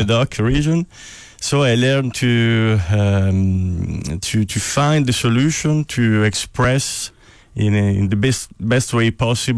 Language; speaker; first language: English; non-native, fluent; Italian